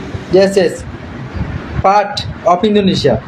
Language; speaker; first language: English; non-native, learner; Bangla